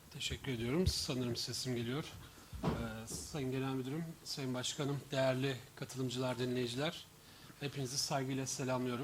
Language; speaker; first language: Turkish; native; Turkish